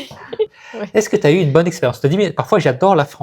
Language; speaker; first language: French; native; French